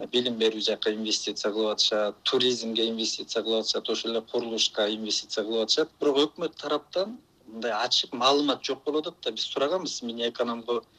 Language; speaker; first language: Kyrgyz; native; Kyrgyz